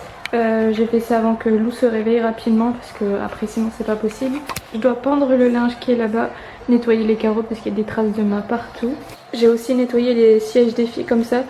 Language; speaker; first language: French; native; French